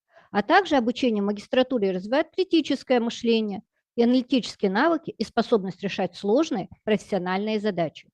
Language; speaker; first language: Russian; native; Russian